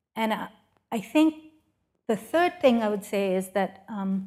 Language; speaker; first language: English; non-native, local second language; Urdu